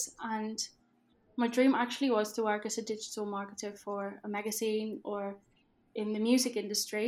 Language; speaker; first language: English; non-native, fluent; Dutch